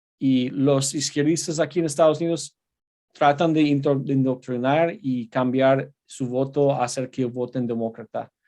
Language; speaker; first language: Spanish; non-native, fluent; English